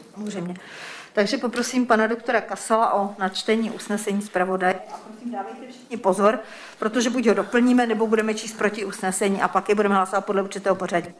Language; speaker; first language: Czech; native; Czech